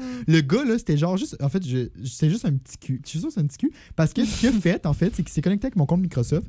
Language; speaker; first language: French; native; French